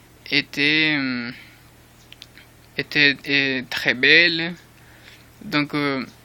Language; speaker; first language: French; non-native, learner; Spanish